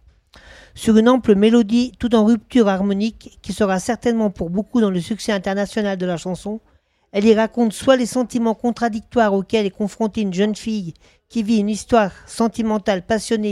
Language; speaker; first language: French; native; French